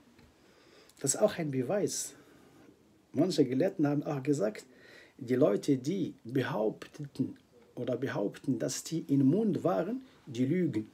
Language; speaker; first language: German; non-native, fluent; Arabic